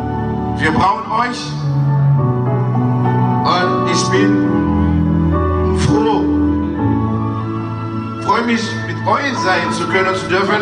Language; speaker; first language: German; non-native, fluent; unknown